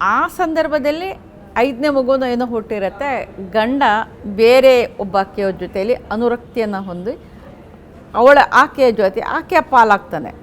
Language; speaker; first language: Kannada; non-native, local second language; Urdu